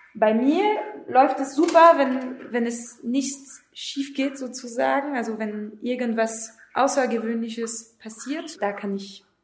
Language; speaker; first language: German; non-native, fluent; French